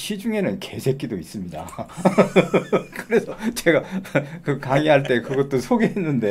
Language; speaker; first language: Korean; native; Korean